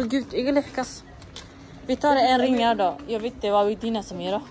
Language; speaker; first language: Swedish; early bilingual, other home language; Somali